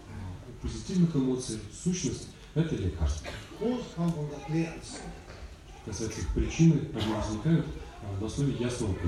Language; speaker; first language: Russian; native; Russian